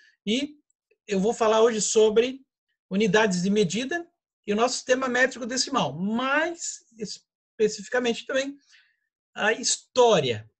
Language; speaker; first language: Portuguese; native; Portuguese